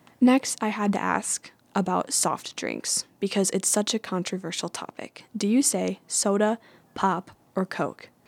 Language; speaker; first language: English; native; English